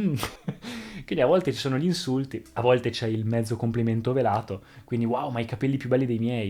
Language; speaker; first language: Italian; native; Italian